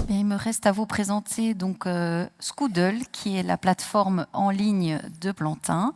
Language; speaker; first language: French; native; French